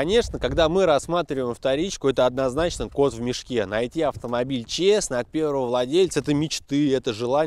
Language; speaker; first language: Russian; native; Russian